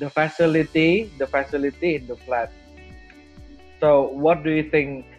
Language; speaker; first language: English; non-native, fluent; Indonesian